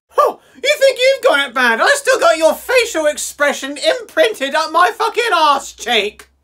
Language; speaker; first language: English; native; English